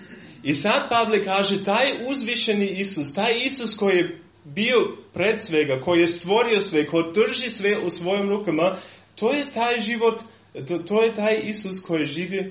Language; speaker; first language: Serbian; non-native, fluent; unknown